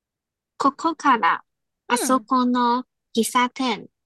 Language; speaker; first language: Japanese; non-native, learner; Chinese